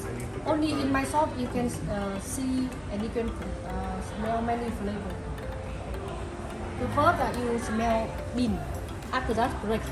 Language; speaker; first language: English; non-native, learner; Vietnamese